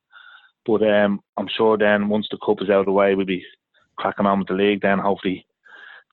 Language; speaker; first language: English; native; English